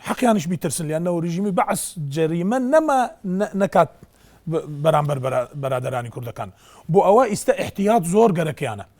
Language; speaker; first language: Central Kurdish; non-native, local second language; Azerbaijani